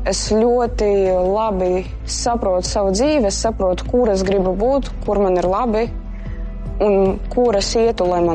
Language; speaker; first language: Latvian; non-native, local second language; Russian